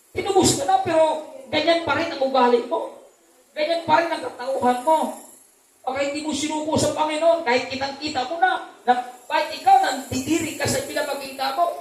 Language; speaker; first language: Filipino; non-native, local second language; Cebuano